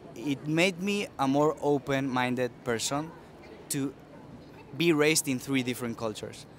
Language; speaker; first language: English; early bilingual, other home language; Spanish